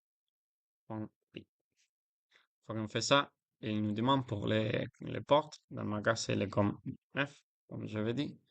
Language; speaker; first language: French; non-native, learner; Spanish